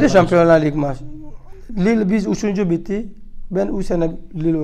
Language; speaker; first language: Turkish; non-native, learner; French